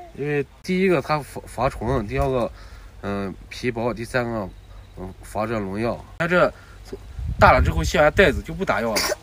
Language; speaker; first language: Chinese; native; Chinese